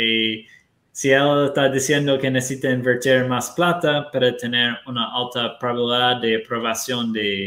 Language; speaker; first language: Spanish; non-native, fluent; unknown